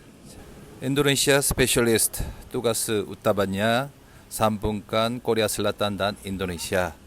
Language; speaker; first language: Indonesian; non-native, learner; Korean